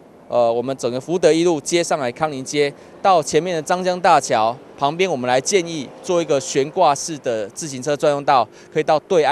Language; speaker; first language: Chinese; native; Chinese